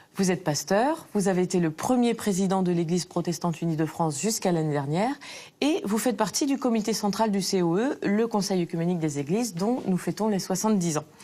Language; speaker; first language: French; native; French